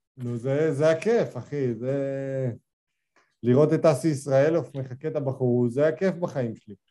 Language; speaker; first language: Hebrew; native; Hebrew